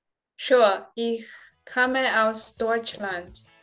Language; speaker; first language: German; non-native, learner; Chinese